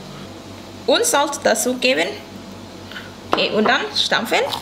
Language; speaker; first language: German; non-native, learner; Thai